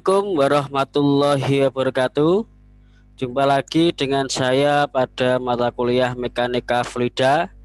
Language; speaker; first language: Indonesian; native; Indonesian